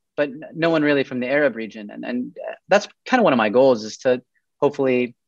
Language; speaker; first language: English; early bilingual, other home language; Arabic